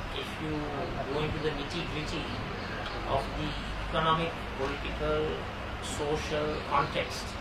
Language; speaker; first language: English; non-native, local second language; Sinhala